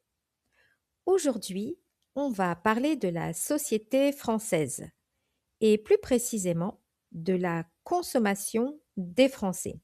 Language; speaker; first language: French; native; French